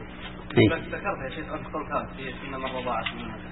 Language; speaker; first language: Arabic; native; Arabic